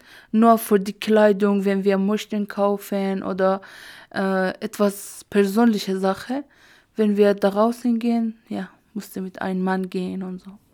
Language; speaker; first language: German; non-native, learner; Persian